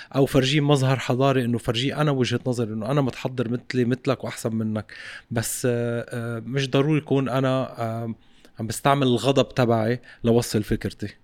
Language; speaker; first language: Arabic; native; Arabic